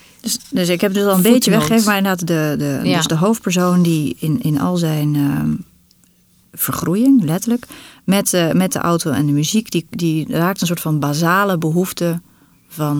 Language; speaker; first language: Dutch; native; Dutch